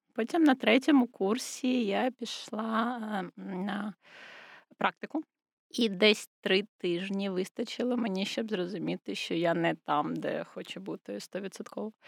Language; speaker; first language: Ukrainian; native; Ukrainian